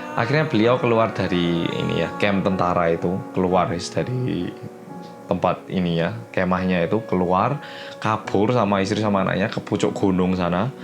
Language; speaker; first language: Indonesian; early bilingual, other home language; Korean